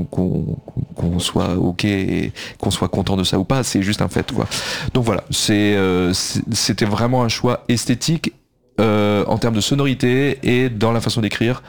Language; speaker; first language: French; native; French